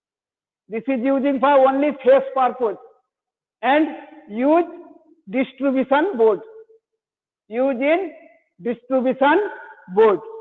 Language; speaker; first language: English; non-native, learner; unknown